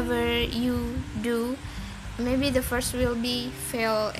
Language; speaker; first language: English; non-native, learner; Indonesian